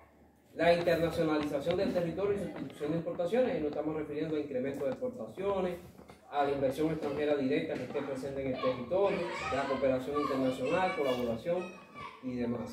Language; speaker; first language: Spanish; native; Spanish